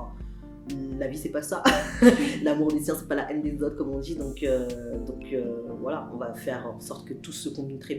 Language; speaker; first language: French; native; French